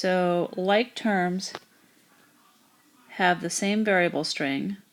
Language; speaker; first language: English; native; English